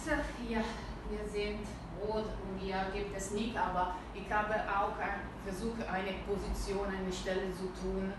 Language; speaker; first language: German; non-native, learner; Italian